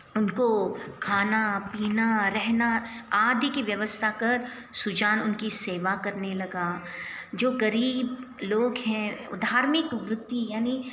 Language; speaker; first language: Hindi; non-native, local second language; Kannada